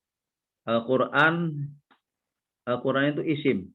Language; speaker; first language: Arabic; non-native, learner; Indonesian